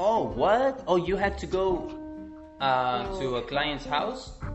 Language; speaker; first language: English; non-native, fluent; Spanish